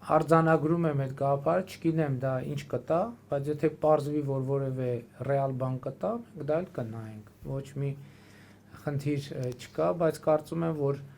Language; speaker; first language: Armenian; native; Armenian